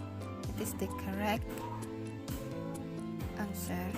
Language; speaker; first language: English; non-native, learner; Indonesian